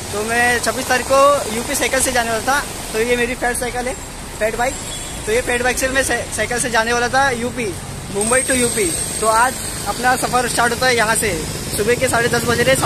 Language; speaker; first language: Hindi; native; Hindi